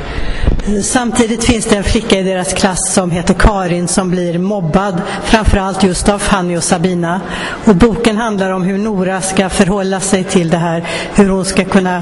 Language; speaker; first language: Swedish; native; Swedish